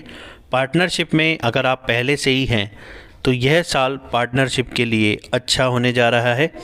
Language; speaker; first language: Hindi; native; Hindi